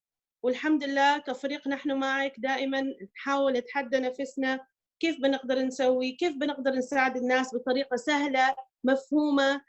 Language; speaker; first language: Arabic; native; Arabic